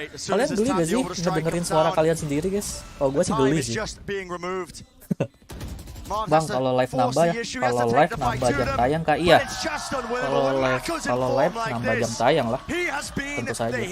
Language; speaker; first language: Indonesian; native; Indonesian